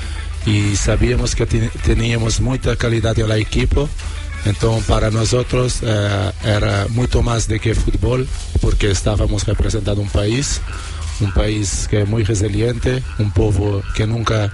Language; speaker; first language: Spanish; non-native, learner; Kabuverdianu